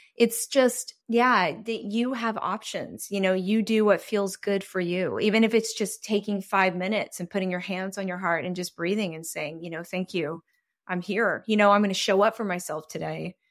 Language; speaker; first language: English; native; English